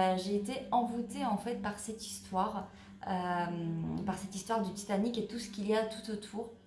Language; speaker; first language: French; native; French